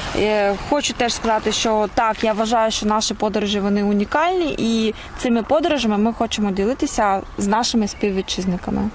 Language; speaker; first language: Ukrainian; non-native, local second language; Russian